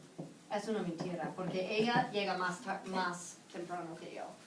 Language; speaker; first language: Spanish; non-native, fluent; English